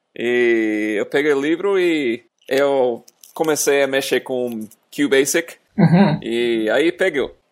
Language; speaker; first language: Portuguese; non-native, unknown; English